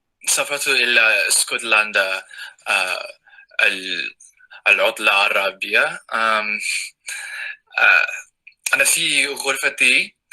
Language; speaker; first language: Arabic; non-native, learner; English